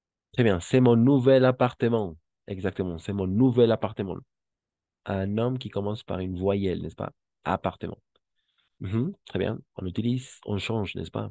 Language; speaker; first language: French; non-native, fluent; Spanish